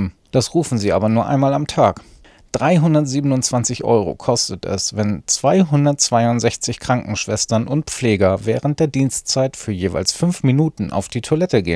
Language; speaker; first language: German; native; German